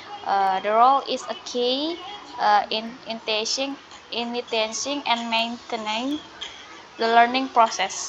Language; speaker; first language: English; non-native, learner; Indonesian